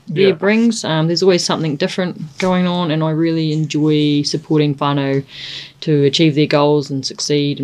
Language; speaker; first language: English; native; English